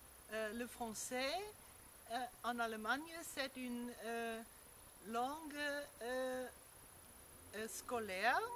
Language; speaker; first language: French; non-native, fluent; German